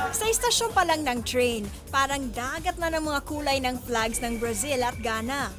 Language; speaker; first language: Filipino; native; Filipino